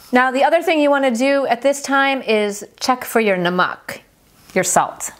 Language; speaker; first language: English; non-native, fluent; Persian